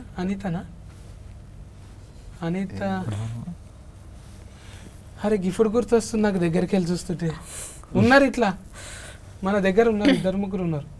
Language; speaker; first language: Telugu; native; Telugu